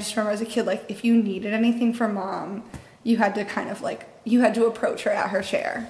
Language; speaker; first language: English; native; English